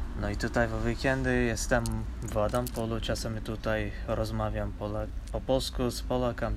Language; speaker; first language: Polish; non-native, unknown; Turkish